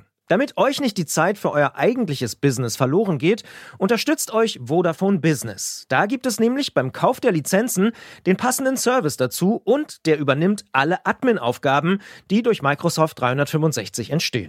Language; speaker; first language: German; native; German